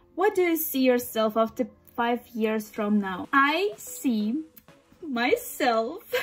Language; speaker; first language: English; non-native, learner; Russian